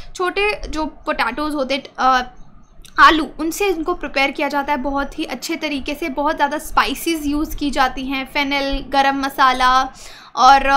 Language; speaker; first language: Hindi; native; Hindi